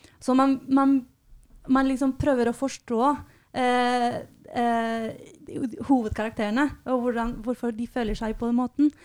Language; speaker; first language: Norwegian; non-native, fluent; Spanish